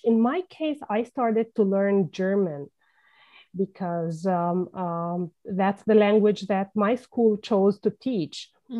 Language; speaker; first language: English; non-native, fluent; Arabic